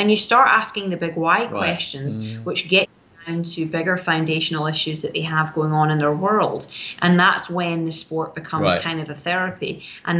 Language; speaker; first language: English; native; English